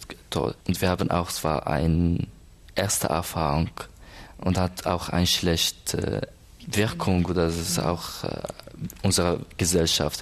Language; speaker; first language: German; non-native, learner; Arabic